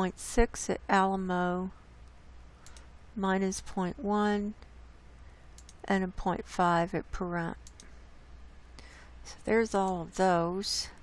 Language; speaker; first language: English; native; English